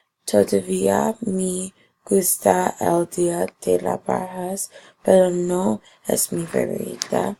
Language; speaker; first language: Spanish; non-native, learner; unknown